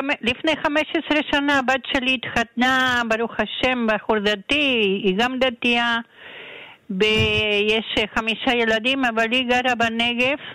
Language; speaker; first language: Hebrew; non-native, fluent; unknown